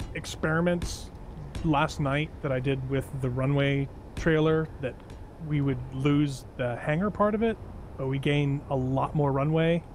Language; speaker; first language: English; native; English